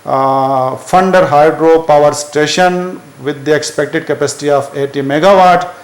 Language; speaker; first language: English; non-native, local second language; Urdu